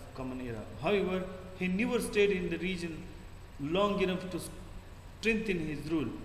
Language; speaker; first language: English; non-native, local second language; Urdu